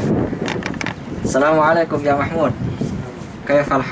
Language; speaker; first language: Arabic; non-native, learner; Indonesian